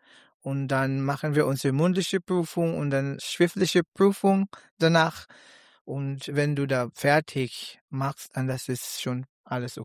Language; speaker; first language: German; non-native, learner; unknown